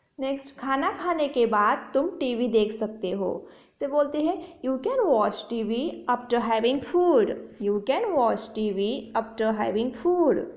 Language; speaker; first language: Hindi; native; Hindi